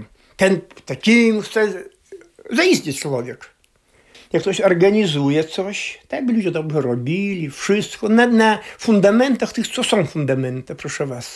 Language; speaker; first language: Polish; non-native, local second language; Belarusian